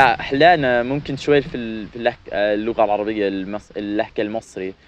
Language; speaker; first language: Arabic; non-native, learner; English